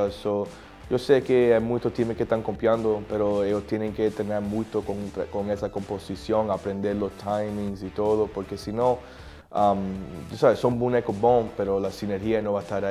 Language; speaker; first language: Portuguese; non-native, learner; Spanish